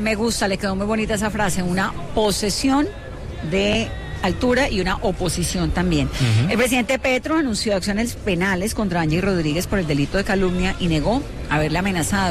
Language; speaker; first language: Spanish; native; Spanish